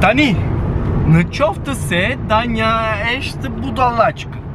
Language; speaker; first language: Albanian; non-native, learner; Turkish